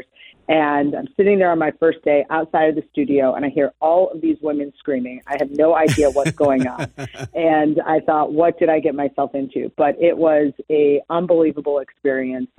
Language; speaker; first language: English; native; English